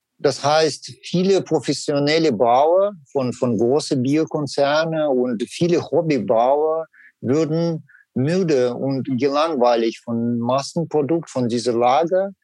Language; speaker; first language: German; non-native, learner; Russian